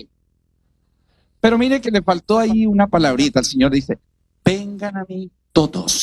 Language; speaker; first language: Spanish; native; Spanish